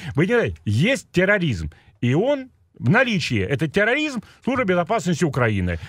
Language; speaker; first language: Russian; native; Russian